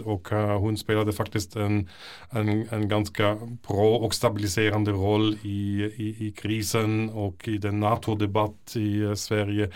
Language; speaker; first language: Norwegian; non-native, fluent; German